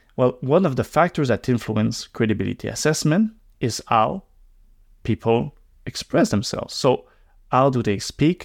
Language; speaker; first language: English; non-native, local second language; French